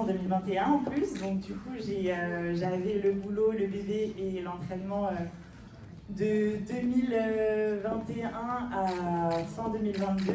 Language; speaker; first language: French; native; French